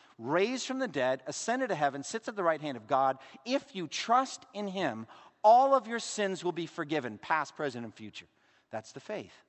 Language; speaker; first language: English; native; English